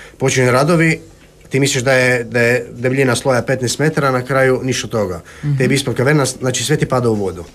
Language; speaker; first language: Croatian; native; Croatian